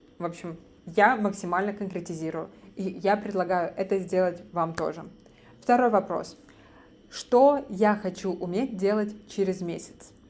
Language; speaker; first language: Russian; native; Russian